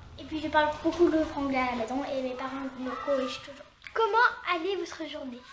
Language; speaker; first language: French; early bilingual, heritage; French